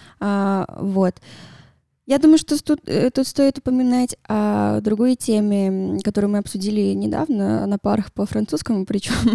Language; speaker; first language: Russian; non-native, fluent; Spanish